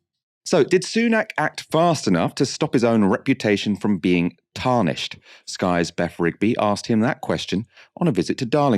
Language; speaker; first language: English; native; English